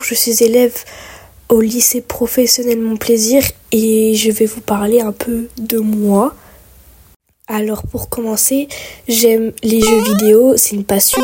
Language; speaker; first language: French; early bilingual, other home language; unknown